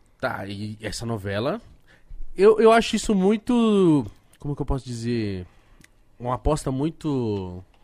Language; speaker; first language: Portuguese; native; Portuguese